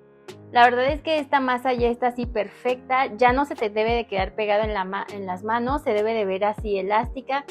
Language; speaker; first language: Spanish; native; Spanish